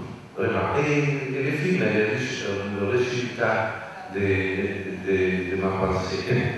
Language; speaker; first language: French; non-native, learner; Italian